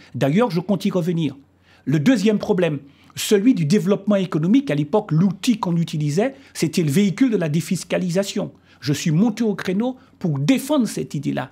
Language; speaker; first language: French; native; French